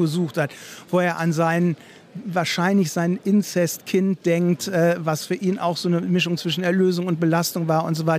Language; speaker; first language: German; native; German